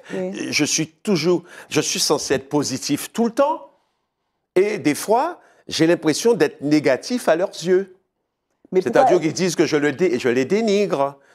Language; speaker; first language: French; native; French